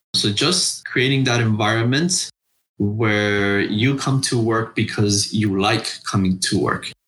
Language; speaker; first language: English; non-native, fluent; Spanish